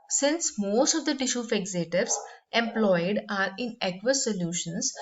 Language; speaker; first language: English; non-native, local second language; Punjabi